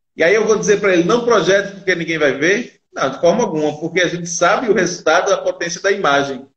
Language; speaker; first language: Portuguese; native; Portuguese